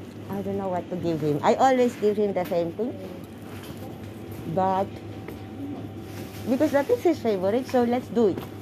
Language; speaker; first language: English; non-native, local second language; Filipino